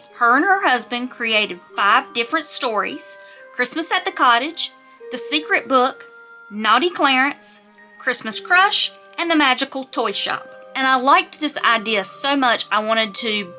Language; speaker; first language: English; native; English